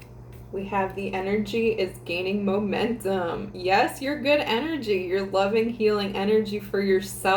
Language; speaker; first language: English; native; English